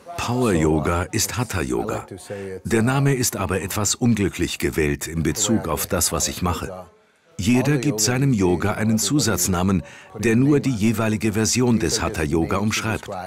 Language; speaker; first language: German; native; German